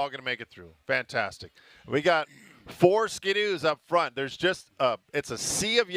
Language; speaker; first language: English; native; English